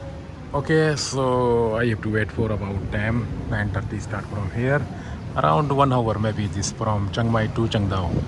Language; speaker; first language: English; non-native, learner; Urdu